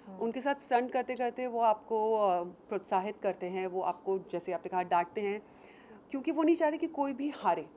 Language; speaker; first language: Hindi; native; Hindi